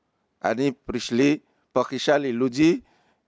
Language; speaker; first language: Russian; non-native, fluent; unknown